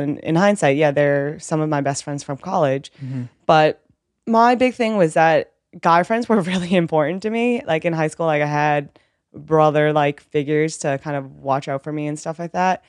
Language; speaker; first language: English; early bilingual, other home language; Vietnamese